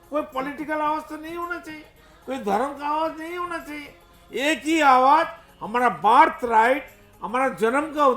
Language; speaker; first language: Hindi; non-native, local second language; Bangla